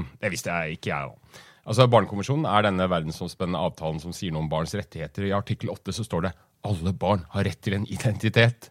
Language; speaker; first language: Norwegian; native; Norwegian